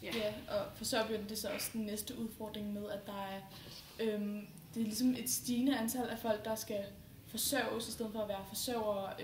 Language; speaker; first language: Danish; native; Danish